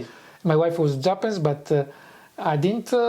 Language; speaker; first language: English; non-native, fluent; Italian